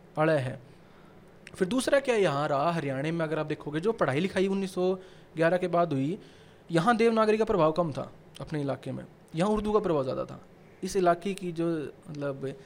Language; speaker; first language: Hindi; native; Hindi